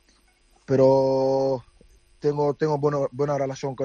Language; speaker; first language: Spanish; non-native, fluent; Dutch